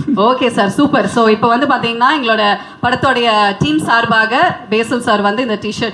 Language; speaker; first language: Tamil; native; Tamil